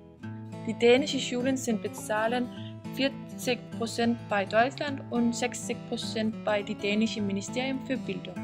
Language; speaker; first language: German; non-native, learner; Danish